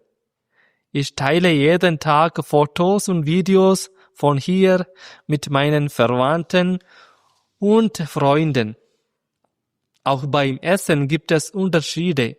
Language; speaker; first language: German; non-native, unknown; Malayalam